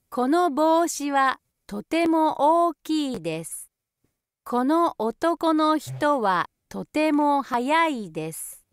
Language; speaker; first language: Japanese; native; Japanese